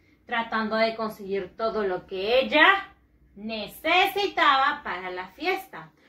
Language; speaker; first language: Spanish; native; Spanish